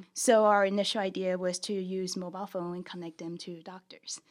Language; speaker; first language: English; early bilingual, other home language; Chinese